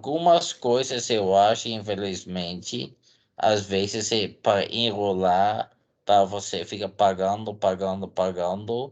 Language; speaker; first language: Portuguese; non-native, fluent; Dutch